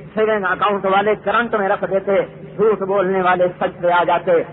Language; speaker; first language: Urdu; non-native, local second language; Punjabi